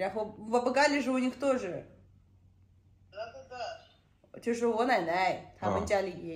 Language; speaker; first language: Chinese; non-native, fluent; Russian